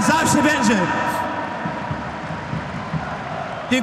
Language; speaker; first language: Polish; non-native, learner; Portuguese